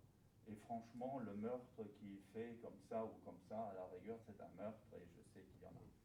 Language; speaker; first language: French; non-native, fluent; German